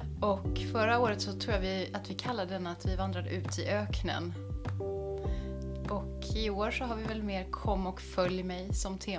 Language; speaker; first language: Swedish; native; Swedish